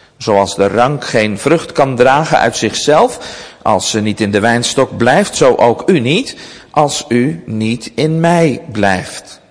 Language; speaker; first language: Dutch; native; Dutch